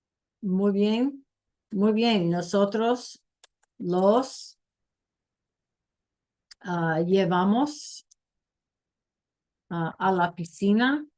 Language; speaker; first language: Spanish; non-native, fluent; English